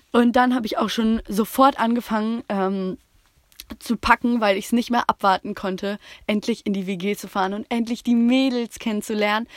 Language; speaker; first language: German; native; German